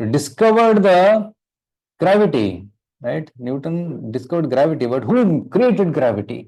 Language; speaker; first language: English; non-native, local second language; Kannada